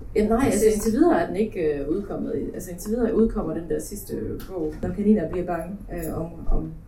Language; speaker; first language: Danish; early bilingual, other home language; Polish